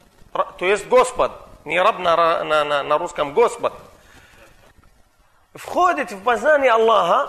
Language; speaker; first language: Russian; non-native, fluent; Arabic